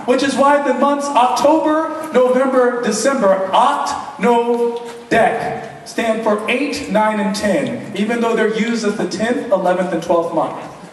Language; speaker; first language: English; early bilingual, other home language; Persian